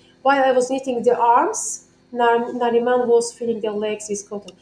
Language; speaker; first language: English; non-native, fluent; Azerbaijani